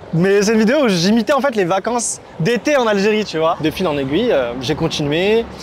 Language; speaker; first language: French; early bilingual, other home language; Arabic